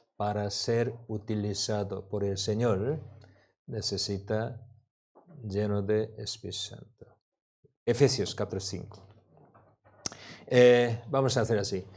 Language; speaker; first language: Spanish; non-native, learner; Korean